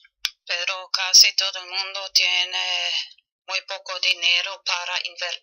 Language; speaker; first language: Spanish; non-native, learner; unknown